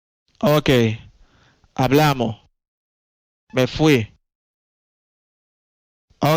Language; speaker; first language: Spanish; non-native, fluent; Haitian Creole